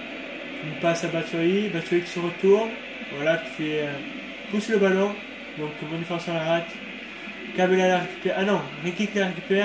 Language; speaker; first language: French; native; French